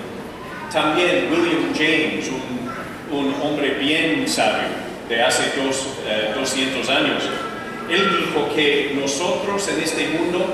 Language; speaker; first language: Spanish; non-native, fluent; English